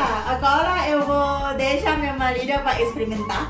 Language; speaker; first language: Portuguese; non-native, learner; Thai